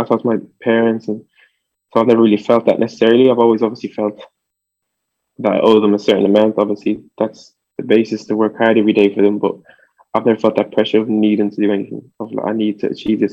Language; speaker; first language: English; early bilingual, other home language; French